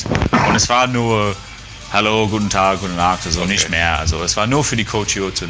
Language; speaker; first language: German; non-native, fluent; English